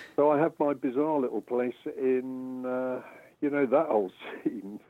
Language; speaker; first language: English; native; English